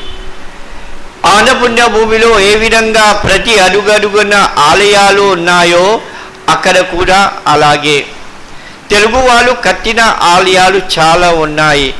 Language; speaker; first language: Telugu; early bilingual, heritage; Telugu